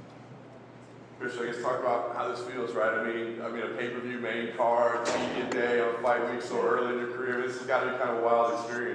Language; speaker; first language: English; native; English